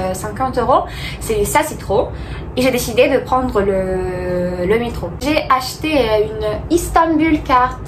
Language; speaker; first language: French; non-native, fluent; Russian